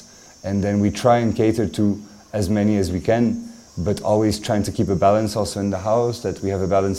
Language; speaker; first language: English; non-native, fluent; French